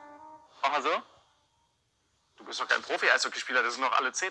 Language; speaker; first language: German; native; German